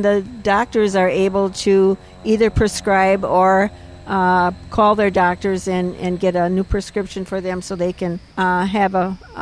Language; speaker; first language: English; native; English